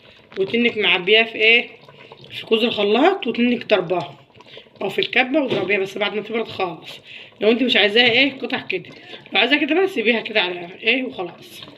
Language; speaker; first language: Arabic; native; Arabic